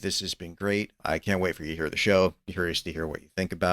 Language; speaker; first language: English; native; English